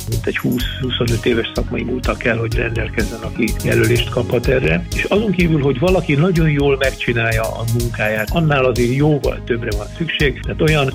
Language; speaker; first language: Hungarian; native; Hungarian